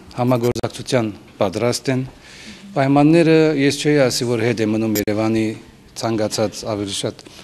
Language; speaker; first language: Armenian; early bilingual, heritage; Armenian